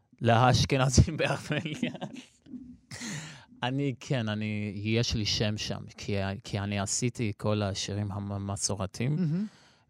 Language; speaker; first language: Hebrew; non-native, local second language; Armenian